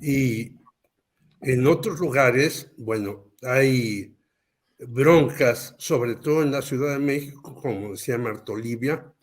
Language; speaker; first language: Spanish; native; Spanish